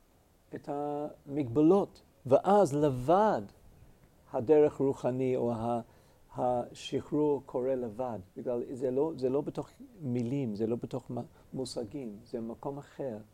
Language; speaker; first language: Hebrew; non-native, fluent; English